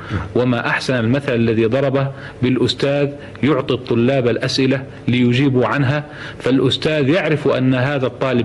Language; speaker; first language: Arabic; native; Arabic